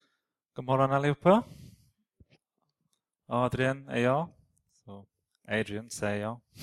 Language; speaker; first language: Swedish; non-native, fluent; English